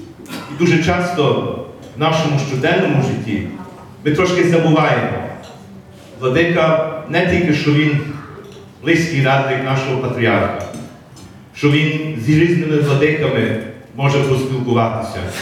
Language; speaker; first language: Ukrainian; early bilingual, heritage; Ukrainian